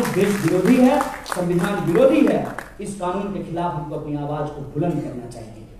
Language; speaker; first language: Hindi; native; Hindi